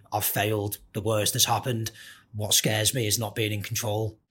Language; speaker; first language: English; native; English